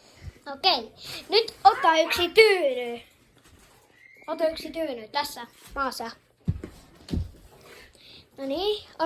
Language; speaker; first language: Finnish; non-native, learner; Estonian